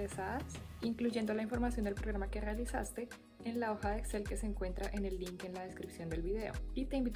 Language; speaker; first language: Spanish; native; Spanish